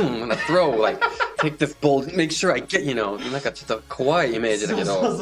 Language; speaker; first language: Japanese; non-native, learner; English